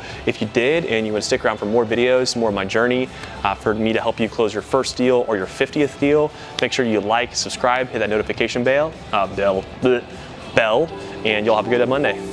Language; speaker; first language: English; native; English